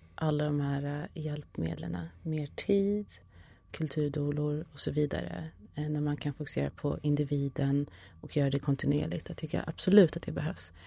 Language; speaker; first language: Swedish; early bilingual, other home language; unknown